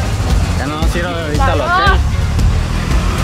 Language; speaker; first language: Spanish; native; Spanish